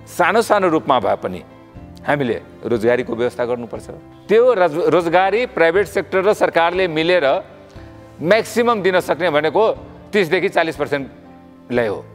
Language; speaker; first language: Nepali; non-native, local second language; Maithili